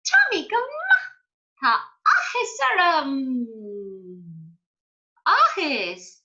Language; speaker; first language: Irish; non-native, fluent; English